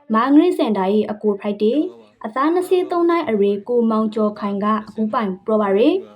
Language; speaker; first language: Burmese; native; Burmese